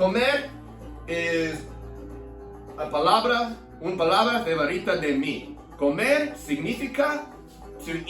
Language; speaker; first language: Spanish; non-native, learner; English